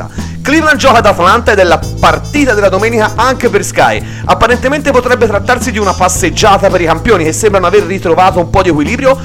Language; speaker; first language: Italian; native; Italian